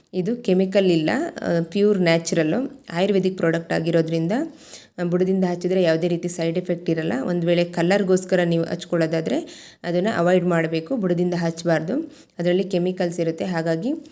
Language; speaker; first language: Kannada; native; Kannada